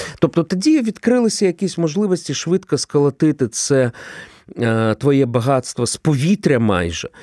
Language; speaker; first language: Ukrainian; non-native, local second language; Russian